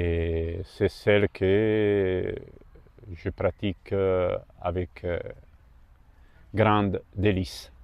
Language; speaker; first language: French; non-native, fluent; Italian